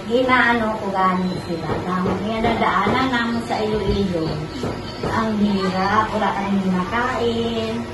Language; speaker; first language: Filipino; non-native, local second language; Hiligaynon